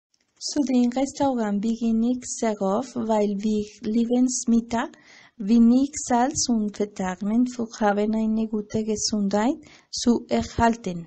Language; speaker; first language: German; non-native, learner; Spanish